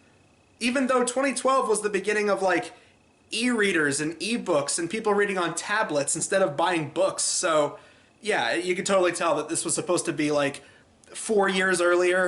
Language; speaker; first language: English; native; English